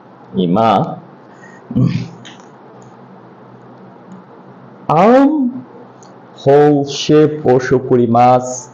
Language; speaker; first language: Japanese; non-native, learner; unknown